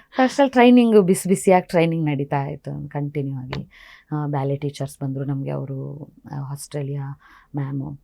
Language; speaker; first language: Kannada; native; Kannada